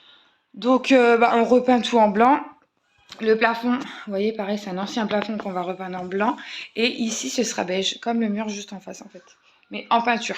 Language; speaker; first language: French; native; French